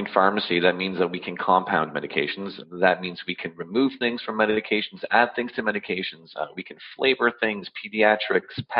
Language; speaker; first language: English; native; English